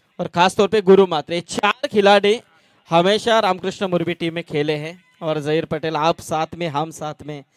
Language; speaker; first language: Hindi; non-native, local second language; Marathi